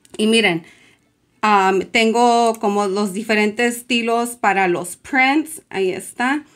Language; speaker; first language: Spanish; early bilingual, heritage; Spanish